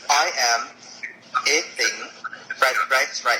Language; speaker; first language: English; non-native, learner; Indonesian